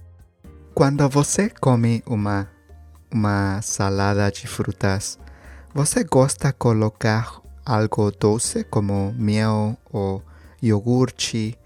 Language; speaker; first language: Portuguese; non-native, learner; Spanish